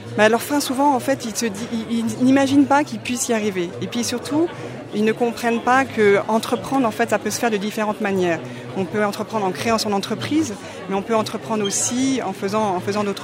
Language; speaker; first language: French; native; French